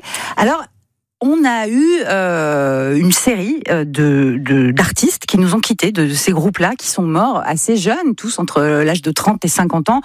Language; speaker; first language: French; native; French